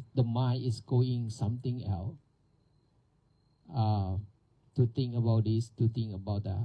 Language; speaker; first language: English; non-native, learner; Thai